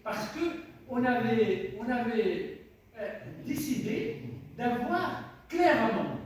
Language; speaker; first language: French; non-native, local second language; Tachelhit